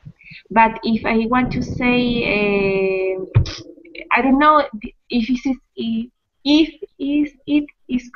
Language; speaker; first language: English; non-native, learner; Spanish